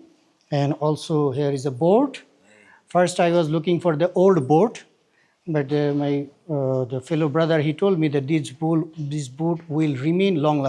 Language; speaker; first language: English; non-native, learner; Bangla